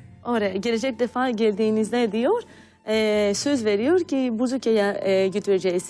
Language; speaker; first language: Turkish; non-native, fluent; Greek